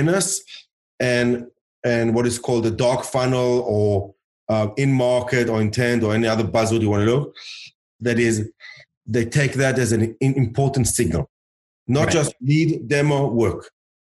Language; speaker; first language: English; early bilingual, other home language; Hebrew